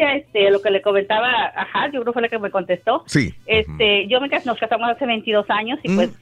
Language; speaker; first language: Spanish; native; Spanish